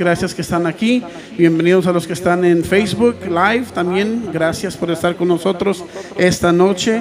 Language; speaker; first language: Spanish; early bilingual, heritage; Spanish